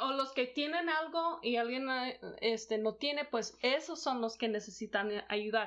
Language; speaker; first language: Spanish; non-native, fluent; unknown